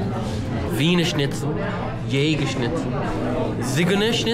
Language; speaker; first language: German; non-native, learner; English